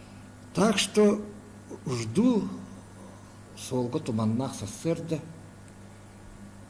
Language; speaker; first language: Russian; non-native, local second language; Yakut